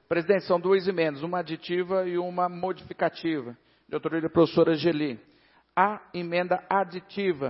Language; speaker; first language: Portuguese; native; Portuguese